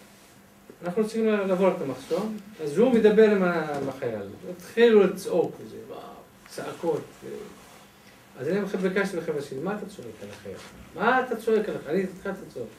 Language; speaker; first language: Hebrew; non-native, local second language; Arabic